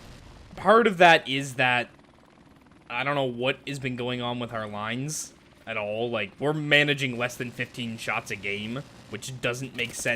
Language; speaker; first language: English; native; English